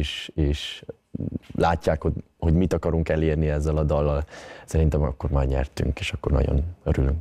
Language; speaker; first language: Hungarian; early bilingual, heritage; Hungarian